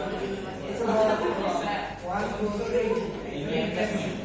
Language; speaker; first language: English; non-native, local second language; Indonesian